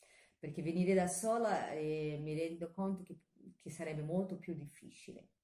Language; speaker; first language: Italian; non-native, fluent; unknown